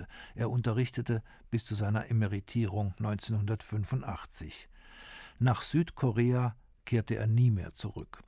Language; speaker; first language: German; native; German